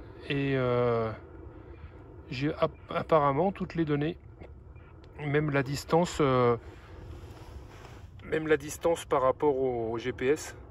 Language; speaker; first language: French; native; French